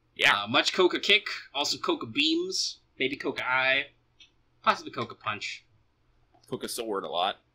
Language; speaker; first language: English; native; English